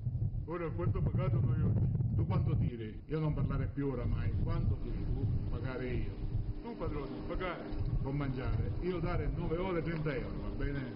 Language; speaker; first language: Italian; non-native, learner; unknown